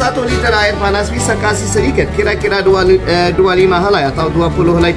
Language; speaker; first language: Indonesian; non-native, fluent; Turkish